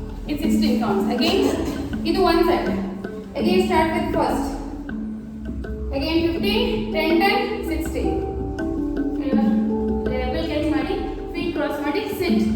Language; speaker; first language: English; non-native, local second language; Kannada